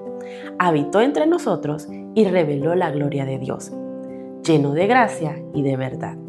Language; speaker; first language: Spanish; native; Spanish